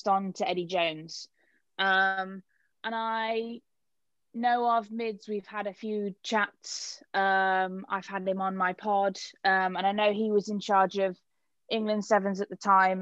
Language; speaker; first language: English; native; English